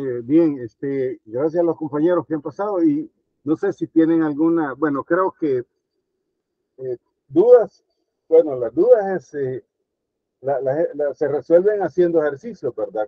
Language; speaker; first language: Spanish; native; Spanish